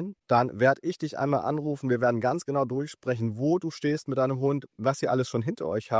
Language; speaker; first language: German; native; German